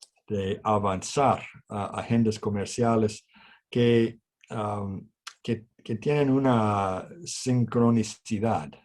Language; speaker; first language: Spanish; non-native, fluent; English